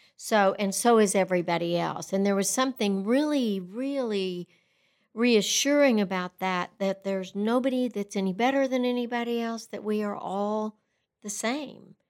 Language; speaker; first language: English; native; English